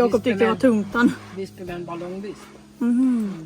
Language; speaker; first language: Swedish; native; Swedish